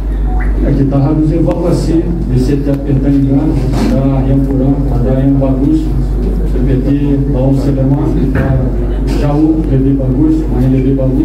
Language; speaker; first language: Indonesian; non-native, fluent; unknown